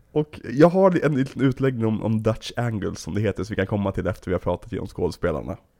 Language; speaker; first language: Swedish; native; Swedish